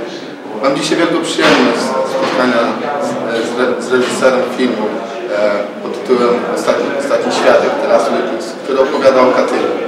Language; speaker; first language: Polish; native; Polish